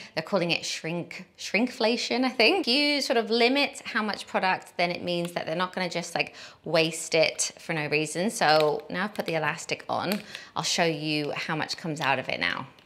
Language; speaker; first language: English; native; English